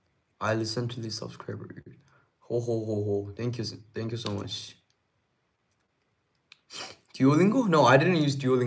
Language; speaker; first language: English; non-native, fluent; Korean